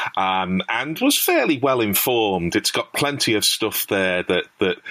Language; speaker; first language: English; native; English